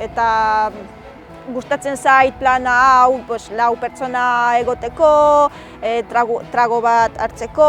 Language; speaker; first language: Basque; non-native, learner; Romanian